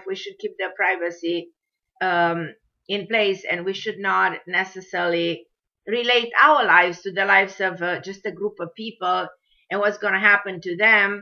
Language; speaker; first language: English; non-native, fluent; Romanian